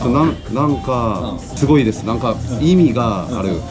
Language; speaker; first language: Japanese; non-native, learner; Korean